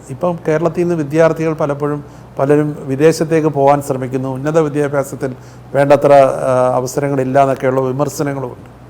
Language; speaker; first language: Malayalam; native; Malayalam